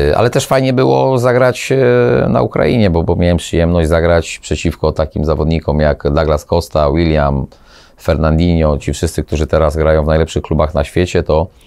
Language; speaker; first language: Polish; native; Polish